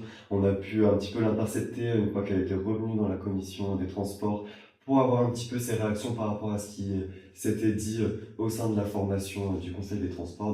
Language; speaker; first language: French; native; French